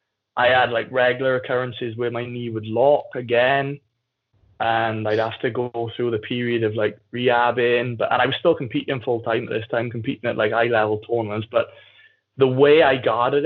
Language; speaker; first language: English; native; English